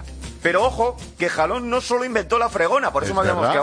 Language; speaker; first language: Spanish; native; Spanish